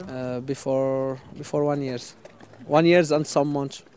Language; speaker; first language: English; non-native, fluent; Arabic